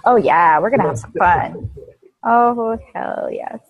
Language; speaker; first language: English; native; English